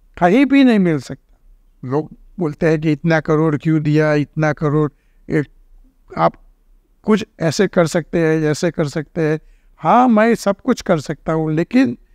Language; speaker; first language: Hindi; non-native, local second language; Gujarati